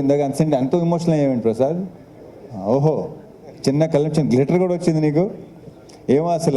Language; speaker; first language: Telugu; native; Telugu